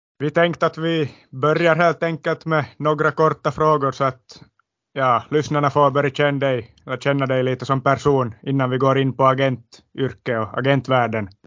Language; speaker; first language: Swedish; native; Swedish